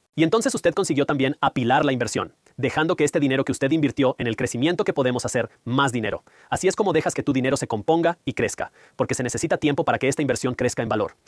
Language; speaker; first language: Spanish; non-native, fluent; Punjabi